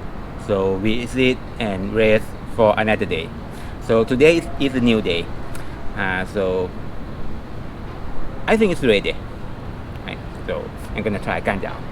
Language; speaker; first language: English; non-native, fluent; Thai